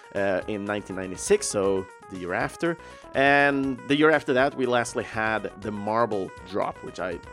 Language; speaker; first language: English; non-native, fluent; Swedish